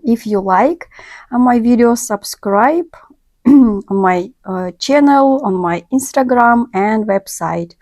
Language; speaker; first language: English; non-native, learner; Russian